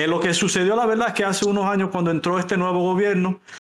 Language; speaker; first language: Spanish; native; Spanish